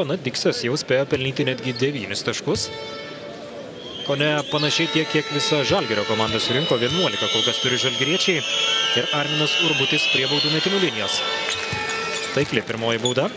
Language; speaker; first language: Lithuanian; native; Lithuanian